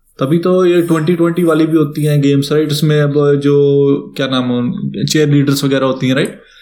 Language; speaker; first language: Hindi; native; Hindi